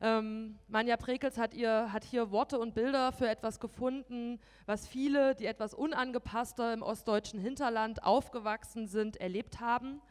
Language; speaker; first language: German; native; German